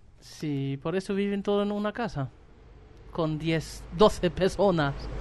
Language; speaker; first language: Spanish; non-native, fluent; German